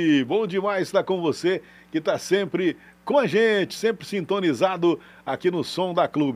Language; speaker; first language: Portuguese; native; Portuguese